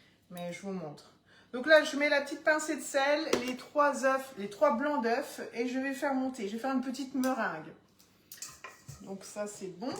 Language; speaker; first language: French; native; French